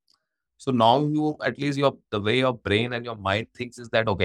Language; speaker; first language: English; non-native, local second language; Hindi